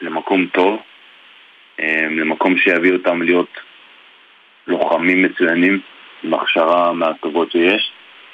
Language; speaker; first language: Hebrew; native; Hebrew